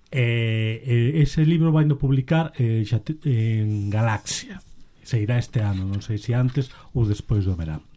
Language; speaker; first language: Galician; native; Galician